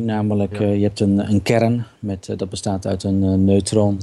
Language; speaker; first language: Dutch; native; Dutch